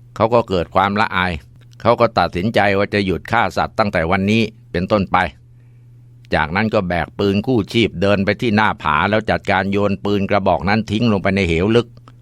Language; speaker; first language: Thai; native; Thai